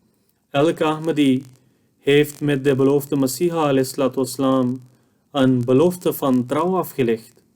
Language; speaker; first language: Dutch; non-native, fluent; Urdu